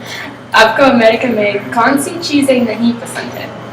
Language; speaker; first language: Hindi; non-native, learner; English